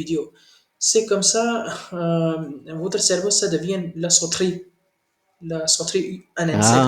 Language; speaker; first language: French; non-native, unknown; Hindi